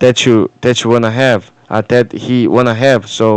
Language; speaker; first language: English; non-native, fluent; Korean